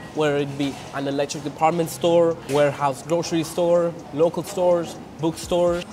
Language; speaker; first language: English; non-native, fluent; Spanish